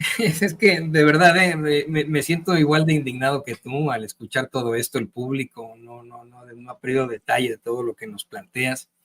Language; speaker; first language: Spanish; native; Spanish